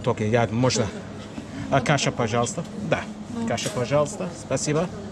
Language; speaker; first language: Russian; non-native, learner; English